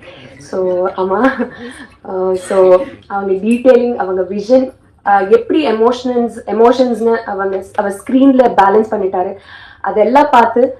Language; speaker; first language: Tamil; non-native, fluent; Telugu